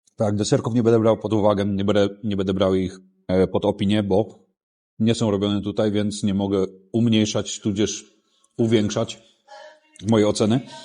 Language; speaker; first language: Polish; native; Polish